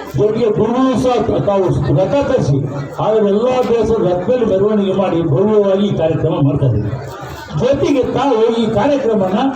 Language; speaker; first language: Kannada; native; Kannada